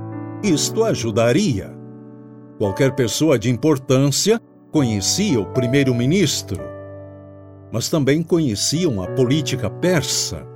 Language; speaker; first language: Portuguese; native; Portuguese